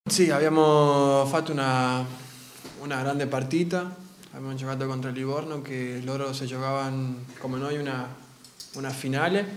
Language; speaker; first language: Italian; non-native, learner; Spanish